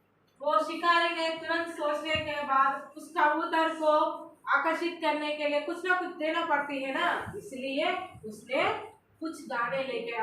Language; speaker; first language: Hindi; non-native, local second language; Telugu